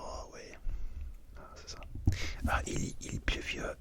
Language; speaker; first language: French; non-native, learner; English